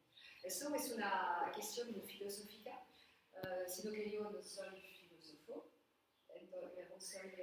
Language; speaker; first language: Spanish; non-native, learner; French